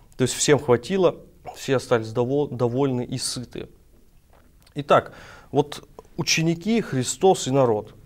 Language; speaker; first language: Russian; native; Russian